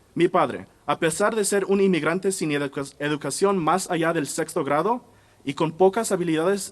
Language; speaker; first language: Spanish; early bilingual, heritage; Spanish